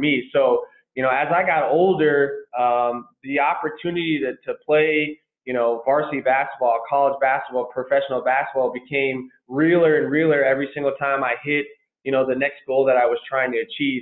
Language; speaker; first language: English; native; English